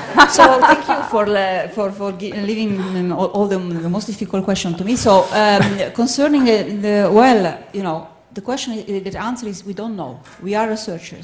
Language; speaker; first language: English; non-native, fluent; Italian